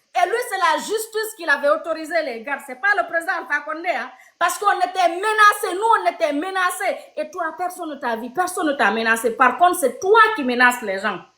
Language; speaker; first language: French; non-native, local second language; Fula